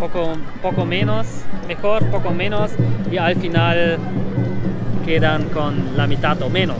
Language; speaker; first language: Spanish; non-native, learner; German